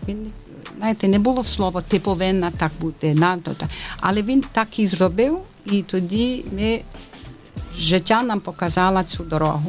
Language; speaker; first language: Ukrainian; early bilingual, heritage; Ukrainian